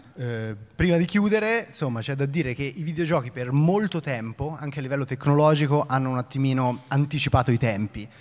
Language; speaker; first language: Italian; native; Italian